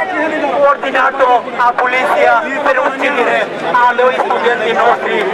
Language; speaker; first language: Italian; non-native, learner; Bangla